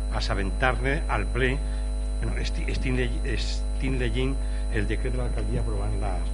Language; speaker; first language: Spanish; non-native, local second language; Catalan